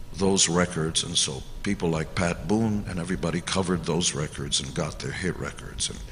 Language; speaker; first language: English; early bilingual, other home language; Hungarian